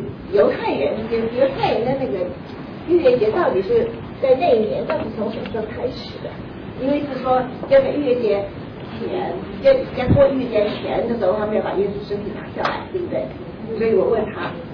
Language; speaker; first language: Chinese; native; Chinese